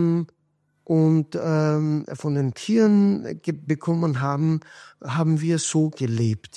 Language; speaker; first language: German; non-native, fluent; Kurdish